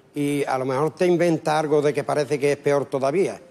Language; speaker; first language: Spanish; native; Spanish